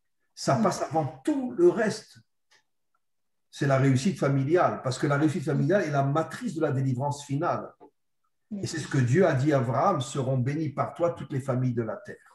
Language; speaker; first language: French; native; French